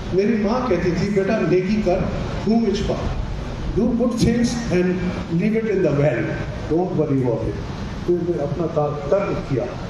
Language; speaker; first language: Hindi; non-native, local second language; Punjabi